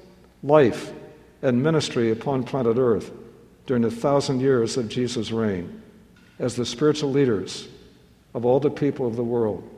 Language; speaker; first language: English; native; English